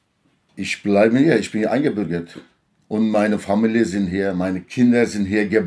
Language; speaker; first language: German; non-native, learner; Turkish